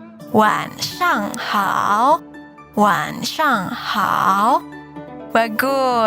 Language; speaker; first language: Chinese; non-native, fluent; Indonesian